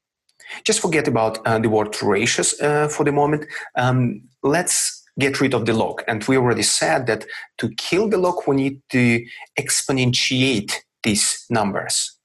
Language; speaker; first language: English; non-native, fluent; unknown